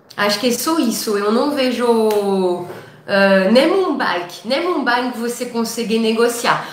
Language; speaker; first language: Portuguese; non-native, fluent; French